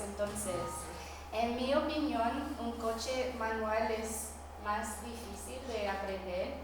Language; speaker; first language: Spanish; non-native, fluent; English